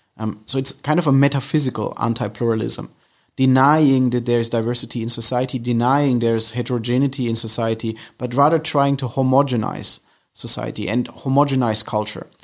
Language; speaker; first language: English; non-native, fluent; German